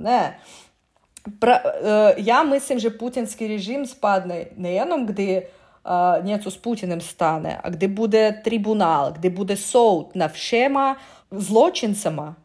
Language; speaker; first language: Czech; non-native, learner; Russian